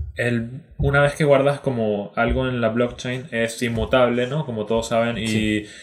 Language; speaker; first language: Spanish; native; Spanish